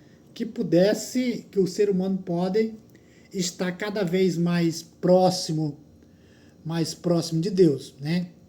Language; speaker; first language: Portuguese; native; Portuguese